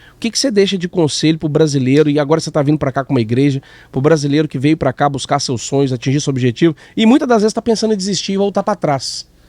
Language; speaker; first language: Portuguese; native; Portuguese